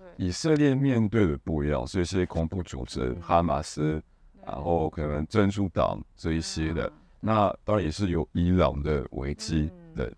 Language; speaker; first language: Chinese; non-native, fluent; Hebrew